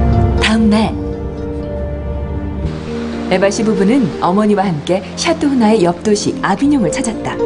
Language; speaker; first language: Korean; native; Korean